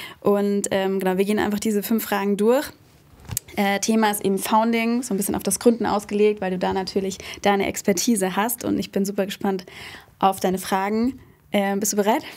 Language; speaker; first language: German; native; German